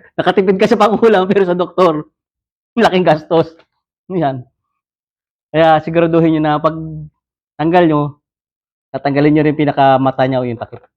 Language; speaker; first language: Filipino; native; Filipino